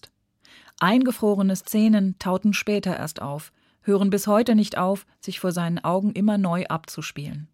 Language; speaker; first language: German; native; German